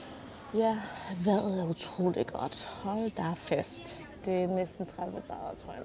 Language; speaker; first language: Danish; non-native, fluent; Polish